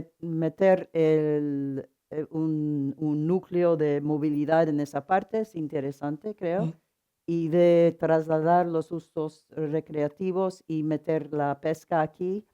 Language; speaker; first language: Spanish; non-native, fluent; English